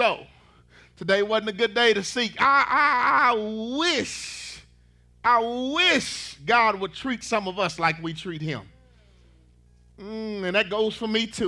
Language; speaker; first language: English; native; English